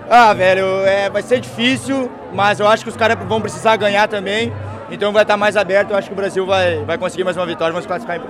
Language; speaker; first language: Portuguese; native; Portuguese